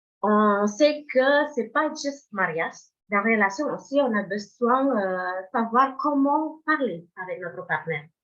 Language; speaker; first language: French; non-native, fluent; Indonesian